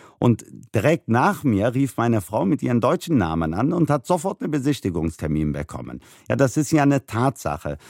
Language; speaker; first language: German; early bilingual, other home language; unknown